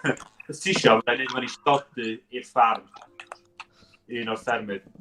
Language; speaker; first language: Welsh; native; Welsh